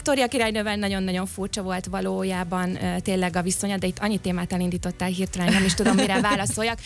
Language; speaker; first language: Hungarian; native; Hungarian